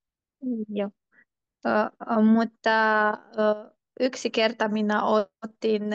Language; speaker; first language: Finnish; non-native, learner; Turkish